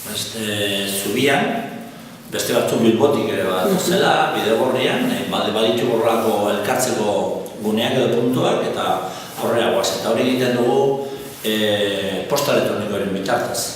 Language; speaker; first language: Basque; non-native, local second language; Spanish